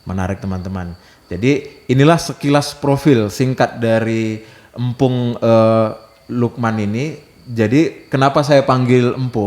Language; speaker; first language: Indonesian; native; Indonesian